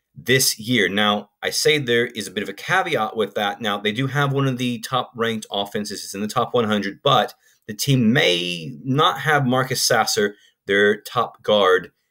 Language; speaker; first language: English; native; English